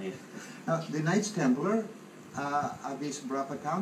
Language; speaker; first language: Indonesian; non-native, fluent; English